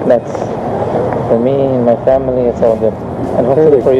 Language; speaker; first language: English; early bilingual, other home language; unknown